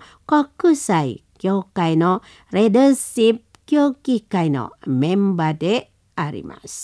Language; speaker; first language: Japanese; non-native, learner; Indonesian